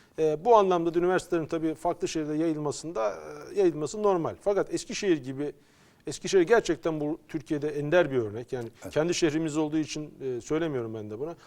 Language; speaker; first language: Turkish; native; Turkish